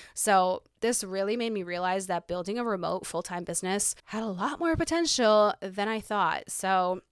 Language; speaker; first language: English; early bilingual, other home language; Ukrainian